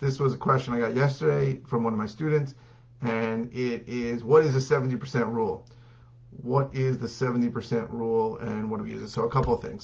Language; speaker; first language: English; native; English